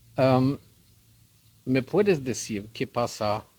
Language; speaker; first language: Spanish; non-native, learner; Polish